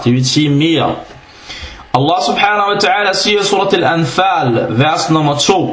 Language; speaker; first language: Danish; non-native, fluent; Arabic